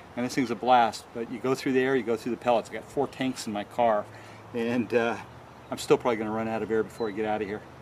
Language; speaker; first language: English; native; English